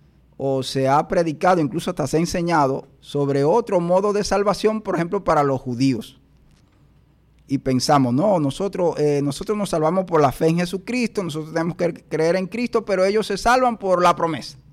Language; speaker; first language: Spanish; native; Spanish